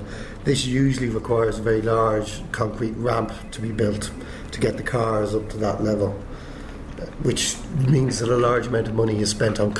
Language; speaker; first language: English; native; English